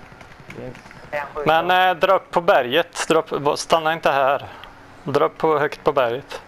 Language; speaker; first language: Swedish; native; Swedish